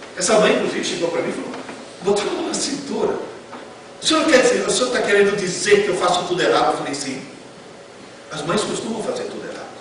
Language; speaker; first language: Portuguese; non-native, fluent; Italian